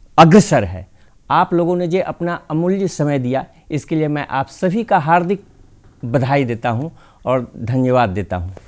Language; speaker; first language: Hindi; native; Hindi